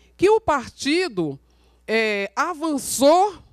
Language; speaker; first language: Portuguese; native; Portuguese